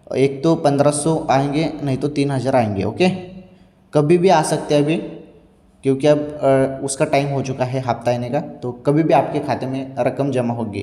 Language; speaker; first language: Hindi; non-native, local second language; Marathi